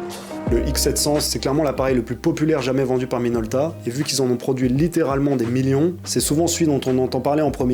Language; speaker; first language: French; native; French